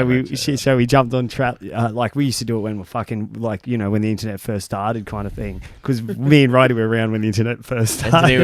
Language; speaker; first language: English; native; English